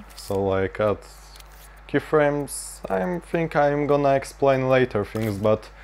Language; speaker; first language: English; non-native, fluent; Polish